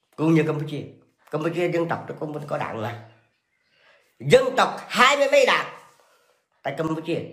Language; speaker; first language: Vietnamese; non-native, local second language; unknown